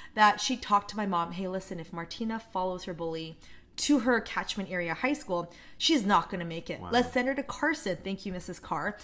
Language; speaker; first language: English; non-native, fluent; Korean